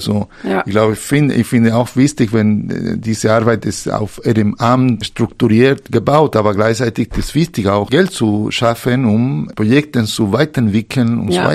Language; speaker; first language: German; non-native, fluent; Spanish